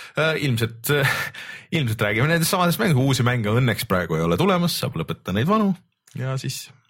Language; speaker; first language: Estonian; native; Estonian